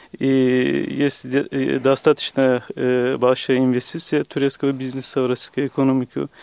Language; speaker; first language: Russian; non-native, fluent; Turkish